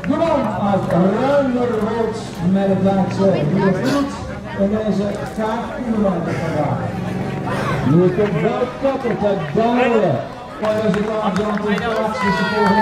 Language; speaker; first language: Dutch; native; Dutch